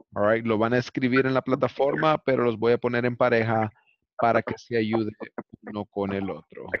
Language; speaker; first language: Spanish; early bilingual, heritage; Spanish